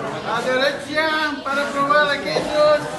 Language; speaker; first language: Spanish; non-native, learner; Dutch